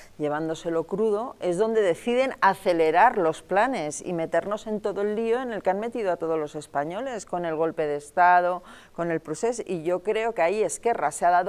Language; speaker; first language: Spanish; native; Spanish